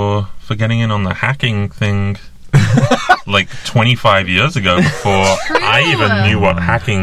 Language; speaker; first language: English; native; English